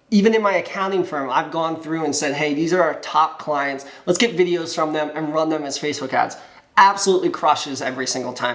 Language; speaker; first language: English; native; English